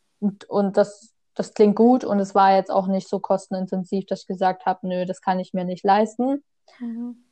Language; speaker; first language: German; native; German